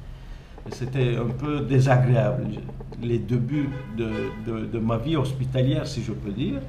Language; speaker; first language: French; non-native, fluent; Turkish